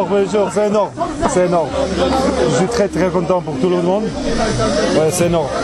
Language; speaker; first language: French; non-native, learner; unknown